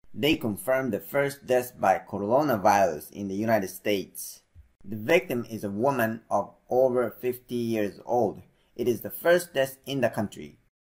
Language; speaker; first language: English; non-native, fluent; Japanese